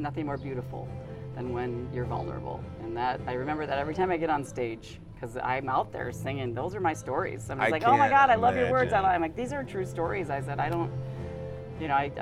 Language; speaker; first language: English; native; English